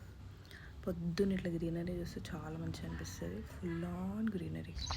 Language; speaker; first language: Telugu; early bilingual, heritage; Telugu